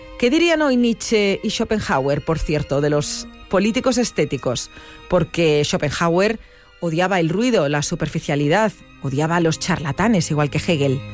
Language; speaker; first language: Spanish; native; Spanish